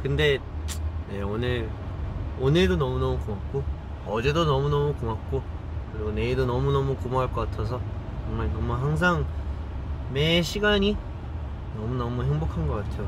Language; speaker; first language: Korean; early bilingual, other home language; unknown